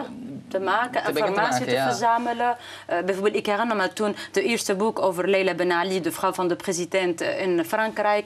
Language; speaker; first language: Dutch; non-native, fluent; Arabic